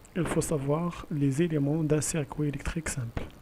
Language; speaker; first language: French; non-native, local second language; Arabic